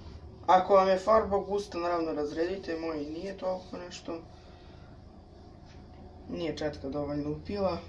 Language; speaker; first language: Serbian; native; Serbian